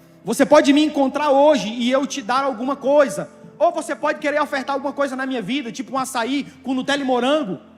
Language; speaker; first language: Portuguese; native; Portuguese